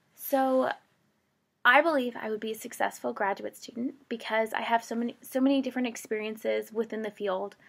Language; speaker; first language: English; native; English